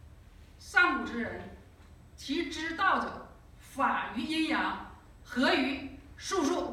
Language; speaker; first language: Chinese; native; Chinese